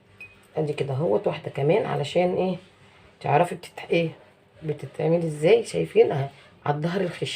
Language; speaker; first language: Arabic; native; Arabic